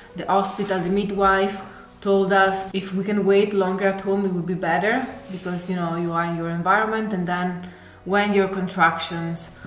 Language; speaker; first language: English; non-native, fluent; Italian